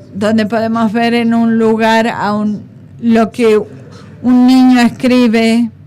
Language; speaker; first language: Spanish; non-native, fluent; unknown